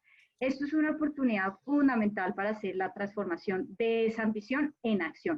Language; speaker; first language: Spanish; native; Spanish